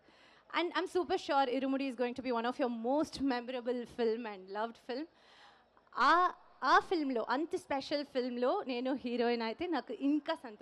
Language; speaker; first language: Telugu; non-native, learner; Tamil